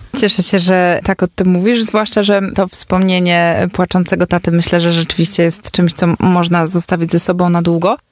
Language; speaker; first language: Polish; native; Polish